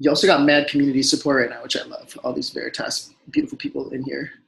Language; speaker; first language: English; native; English